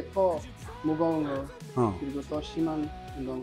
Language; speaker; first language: Korean; non-native, learner; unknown